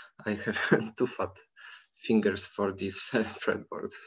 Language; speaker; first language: English; non-native, fluent; Polish